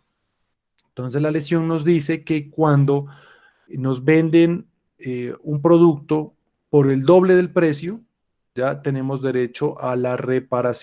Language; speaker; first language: Spanish; native; Spanish